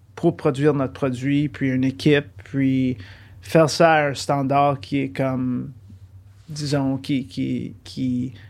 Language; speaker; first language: French; early bilingual, heritage; French